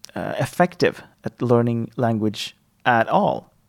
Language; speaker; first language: English; non-native, fluent; Swedish